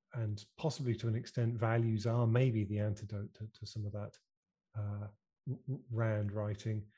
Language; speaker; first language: English; native; English